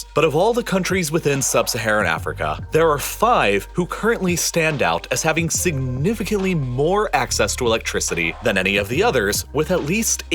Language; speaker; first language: English; native; English